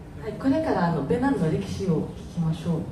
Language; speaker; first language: Japanese; non-native, fluent; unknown